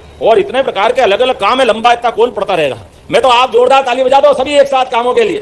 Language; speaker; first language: Hindi; native; Hindi